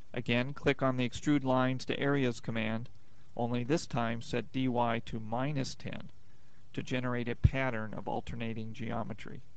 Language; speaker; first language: English; native; English